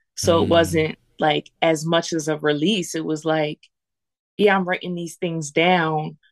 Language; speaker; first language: English; native; English